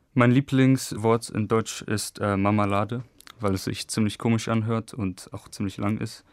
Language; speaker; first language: German; early bilingual, other home language; English